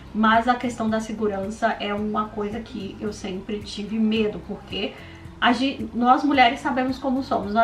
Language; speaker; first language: Portuguese; native; Portuguese